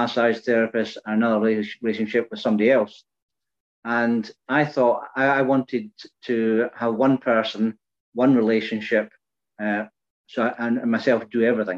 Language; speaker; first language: English; native; English